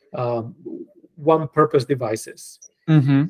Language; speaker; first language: English; non-native, fluent; Spanish